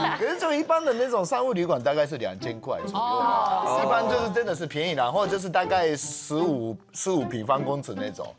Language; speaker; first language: Chinese; non-native, fluent; Japanese